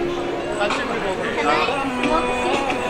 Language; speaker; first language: English; non-native, learner; Japanese